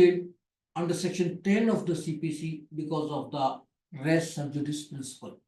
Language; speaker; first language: English; non-native, local second language; Hindi